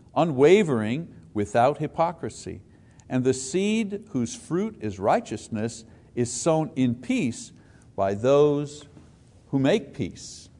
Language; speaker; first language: English; native; English